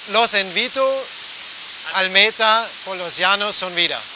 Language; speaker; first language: Spanish; non-native, learner; German